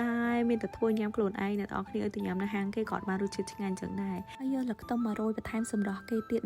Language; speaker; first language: Khmer; native; Khmer